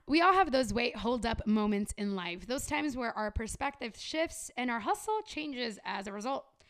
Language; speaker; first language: English; early bilingual, other home language; Spanish